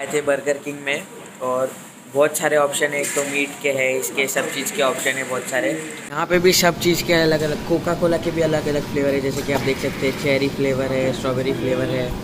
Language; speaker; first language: Hindi; non-native, local second language; Gujarati